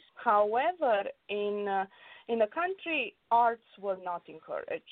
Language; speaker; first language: English; non-native, fluent; Romanian